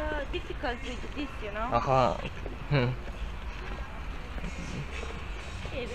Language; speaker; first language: English; non-native, learner; Romanian